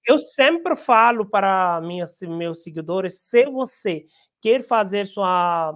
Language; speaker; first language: Portuguese; non-native, learner; Hindi